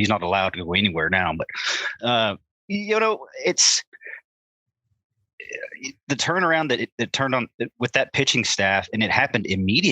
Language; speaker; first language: English; native; English